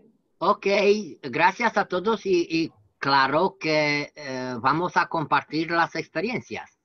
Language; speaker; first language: Spanish; non-native, learner; French